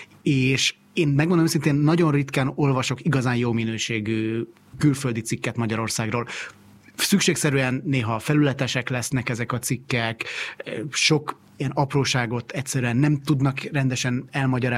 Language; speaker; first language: Hungarian; native; Hungarian